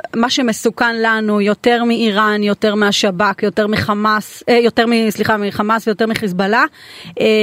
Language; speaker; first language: Hebrew; native; Hebrew